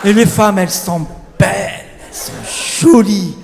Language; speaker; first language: French; non-native, local second language; Arabic